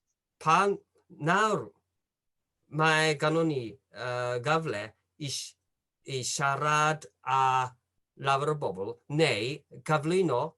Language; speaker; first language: Welsh; non-native, fluent; Japanese